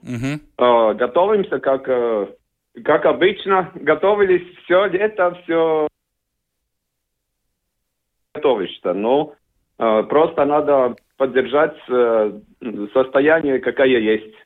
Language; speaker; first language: Russian; non-native, learner; Latvian